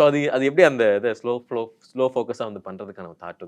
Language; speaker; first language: Tamil; native; Tamil